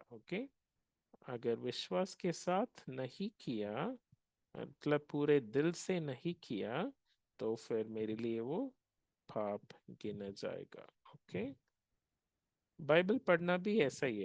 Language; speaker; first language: Hindi; non-native, local second language; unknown